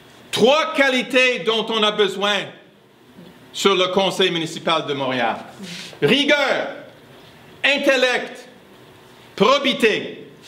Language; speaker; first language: French; non-native, fluent; English